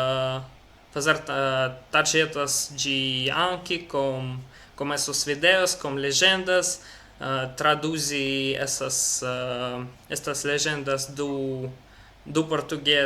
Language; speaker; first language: Portuguese; non-native, learner; Russian